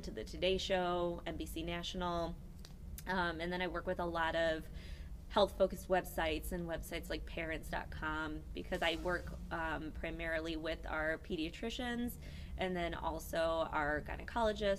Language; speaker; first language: English; native; English